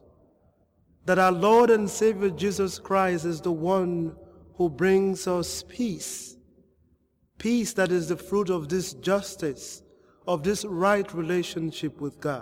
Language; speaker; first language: English; non-native, local second language; Igbo